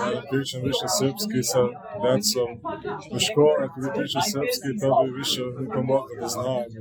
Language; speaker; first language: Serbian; early bilingual, heritage; Serbian